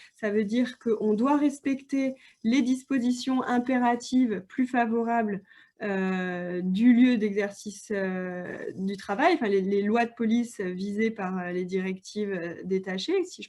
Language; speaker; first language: French; native; French